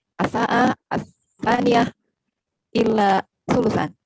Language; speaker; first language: Arabic; non-native, learner; Indonesian